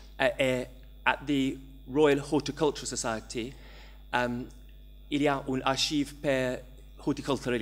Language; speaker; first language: French; non-native, learner; English